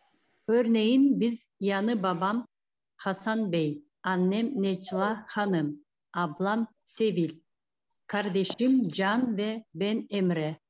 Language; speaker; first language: Turkish; non-native, learner; Kyrgyz